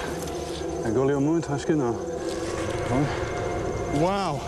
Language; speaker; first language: Portuguese; non-native, learner; English